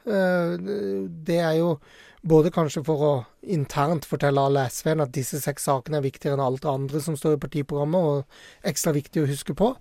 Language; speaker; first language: Norwegian; native; Norwegian